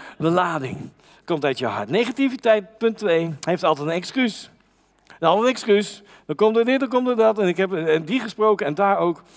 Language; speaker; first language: Dutch; native; Dutch